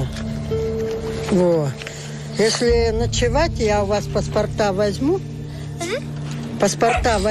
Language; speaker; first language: Russian; native; Russian